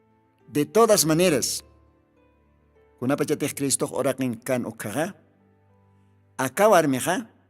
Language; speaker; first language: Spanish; non-native, local second language; Aymara